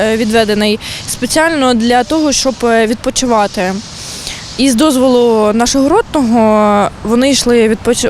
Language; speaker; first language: Ukrainian; native; Ukrainian